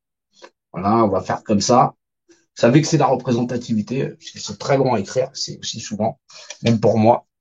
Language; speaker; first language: French; native; French